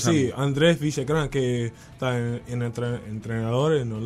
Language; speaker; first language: Spanish; non-native, learner; English